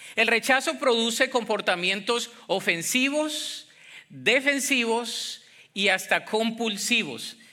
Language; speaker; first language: Spanish; native; Spanish